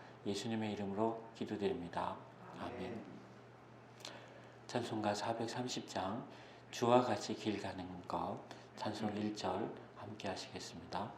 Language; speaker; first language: Korean; native; Korean